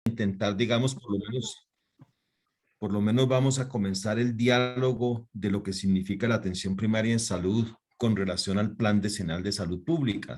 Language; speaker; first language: Spanish; native; Spanish